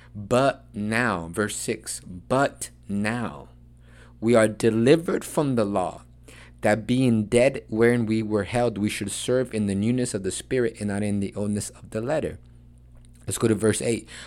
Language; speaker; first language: English; early bilingual, other home language; Spanish